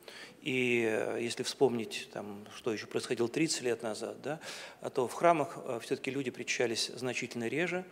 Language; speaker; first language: Russian; native; Russian